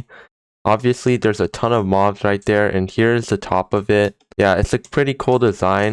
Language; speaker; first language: English; native; English